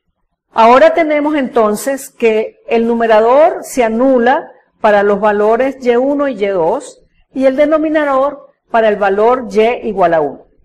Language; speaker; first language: Spanish; native; Spanish